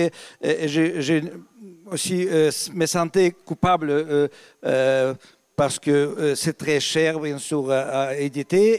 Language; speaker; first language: French; non-native, fluent; Russian